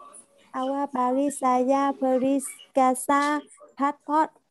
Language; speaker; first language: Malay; non-native, learner; Vietnamese